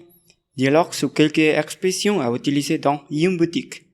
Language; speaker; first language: French; non-native, learner; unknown